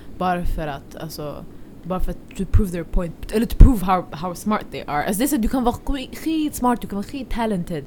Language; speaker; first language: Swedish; early bilingual, other home language; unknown